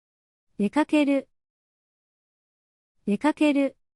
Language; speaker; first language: Japanese; native; Japanese